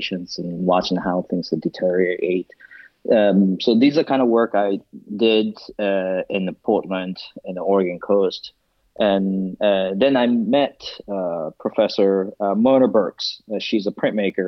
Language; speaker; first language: English; non-native, fluent; Japanese